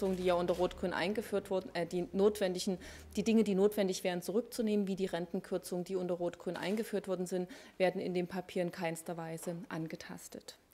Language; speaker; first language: German; native; German